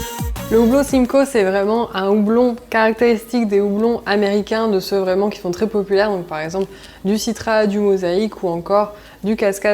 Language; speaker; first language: French; native; French